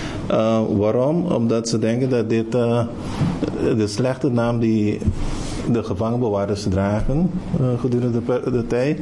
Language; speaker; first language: Dutch; non-native, local second language; Papiamento